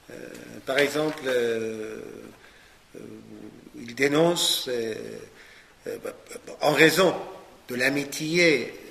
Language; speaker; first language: French; non-native, fluent; Persian